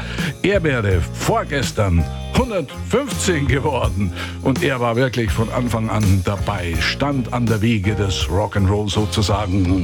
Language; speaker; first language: German; native; German